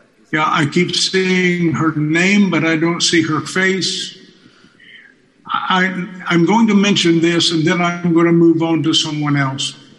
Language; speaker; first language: English; native; English